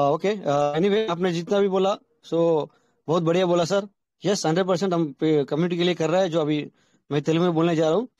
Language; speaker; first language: Hindi; non-native, local second language; Telugu